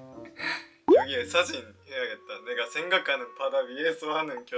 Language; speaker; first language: Korean; non-native, fluent; Japanese